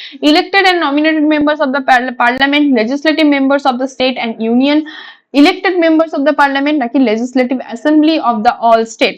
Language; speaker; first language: English; non-native, local second language; Bangla